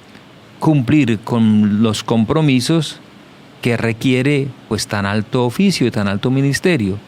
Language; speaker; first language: Spanish; native; Spanish